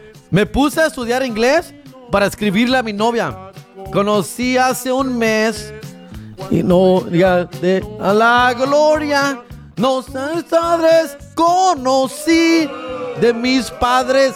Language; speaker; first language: Spanish; early bilingual, heritage; Spanish